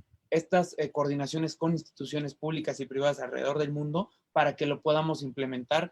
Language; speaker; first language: Spanish; native; Spanish